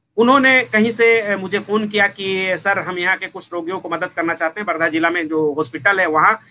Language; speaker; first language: Hindi; native; Hindi